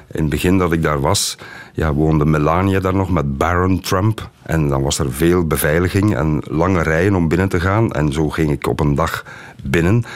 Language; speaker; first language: Dutch; native; Dutch